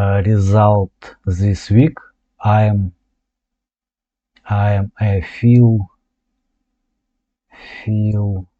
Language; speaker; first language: English; non-native, learner; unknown